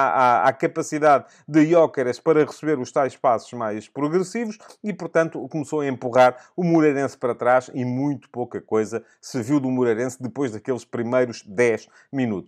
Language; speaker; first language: Portuguese; native; Portuguese